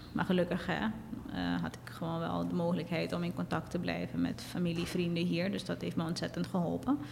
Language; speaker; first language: Dutch; native; Dutch